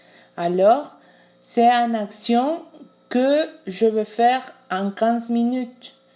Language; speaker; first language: French; non-native, learner; Spanish